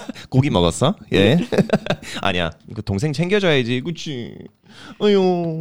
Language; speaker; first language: Korean; non-native, fluent; English